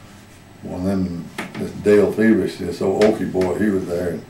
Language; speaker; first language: English; native; English